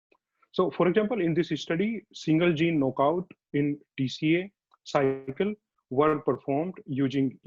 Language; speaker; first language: English; non-native, fluent; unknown